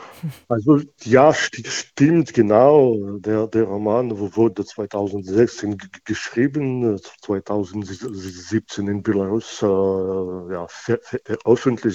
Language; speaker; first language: German; non-native, fluent; Russian